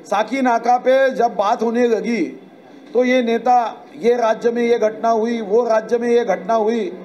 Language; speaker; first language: Hindi; non-native, local second language; Marathi